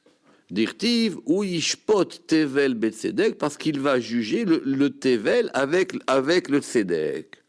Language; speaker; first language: French; native; French